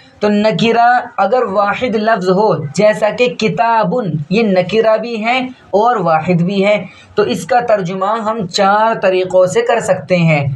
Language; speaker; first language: Urdu; native; Urdu